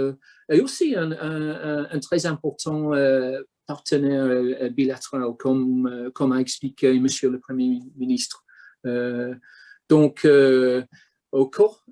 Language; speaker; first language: French; non-native, fluent; English